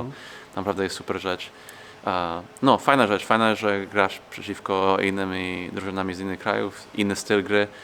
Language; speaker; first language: Polish; non-native, fluent; English